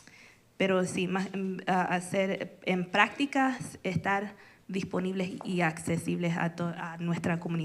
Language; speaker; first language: Spanish; early bilingual, other home language; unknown